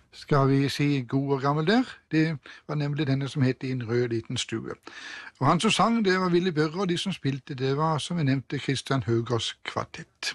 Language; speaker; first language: Norwegian; native; Norwegian